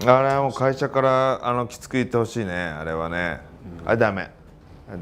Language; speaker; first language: Japanese; native; Japanese